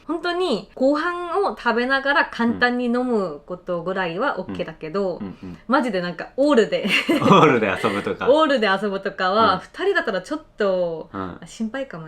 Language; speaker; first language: Japanese; non-native, fluent; Korean